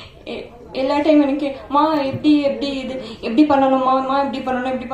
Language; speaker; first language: Tamil; non-native, learner; Bangla